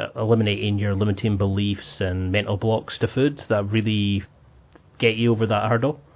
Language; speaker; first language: English; native; English